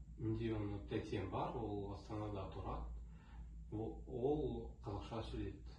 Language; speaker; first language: Kazakh; non-native, local second language; Russian